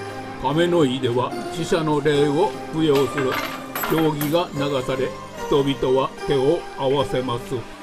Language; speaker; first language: Japanese; native; Japanese